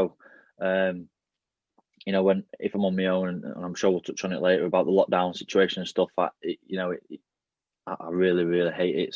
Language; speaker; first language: English; native; English